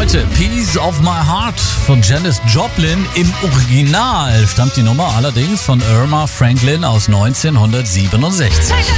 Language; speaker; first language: German; native; German